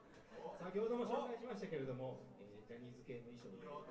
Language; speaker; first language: Japanese; native; Japanese